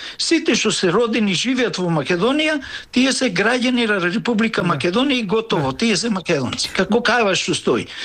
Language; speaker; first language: Macedonian; native; Macedonian